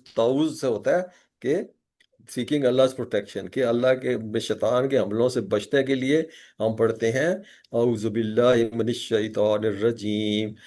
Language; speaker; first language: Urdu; native; Urdu